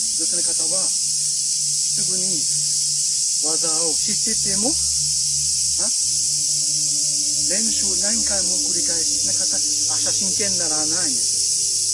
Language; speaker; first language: Japanese; non-native, fluent; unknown